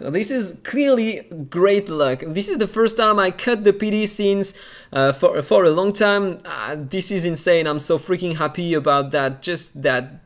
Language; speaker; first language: English; non-native, fluent; French